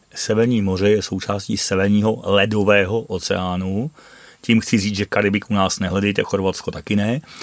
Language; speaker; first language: Czech; non-native, fluent; Dutch